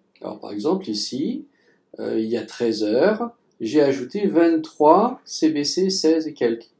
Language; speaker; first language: French; native; French